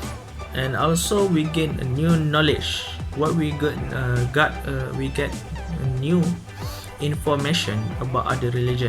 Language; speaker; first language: English; non-native, learner; Malay